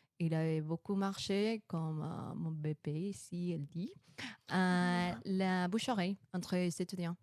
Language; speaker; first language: French; non-native, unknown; Spanish